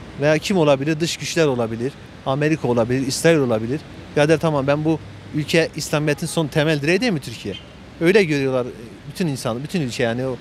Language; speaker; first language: Turkish; native; Turkish